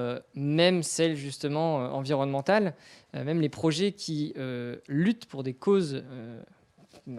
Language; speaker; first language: French; native; French